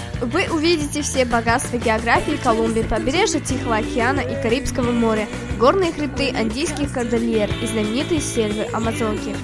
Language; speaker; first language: Russian; non-native, local second language; Tajik